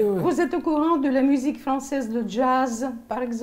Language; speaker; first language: French; non-native, fluent; Russian